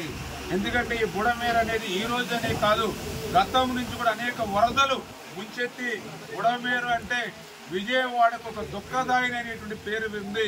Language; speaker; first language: Telugu; native; Telugu